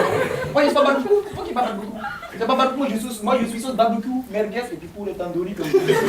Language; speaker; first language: French; native; French